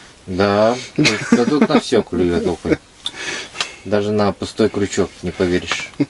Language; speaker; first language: Russian; native; Russian